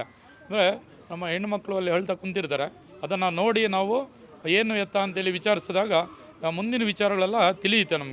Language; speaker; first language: Kannada; native; Kannada